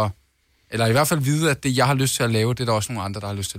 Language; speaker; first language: Danish; native; Danish